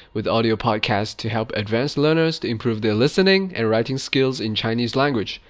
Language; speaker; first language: English; non-native, fluent; Chinese